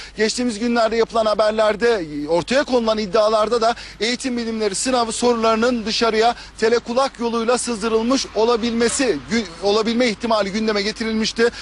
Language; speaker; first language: Turkish; native; Turkish